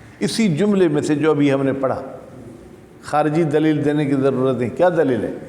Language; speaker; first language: Urdu; non-native, local second language; Sindhi